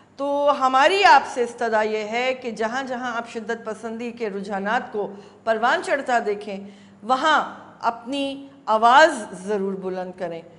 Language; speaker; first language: Urdu; native; Urdu